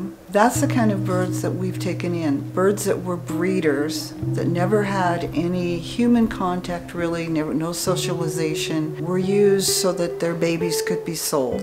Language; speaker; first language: English; native; English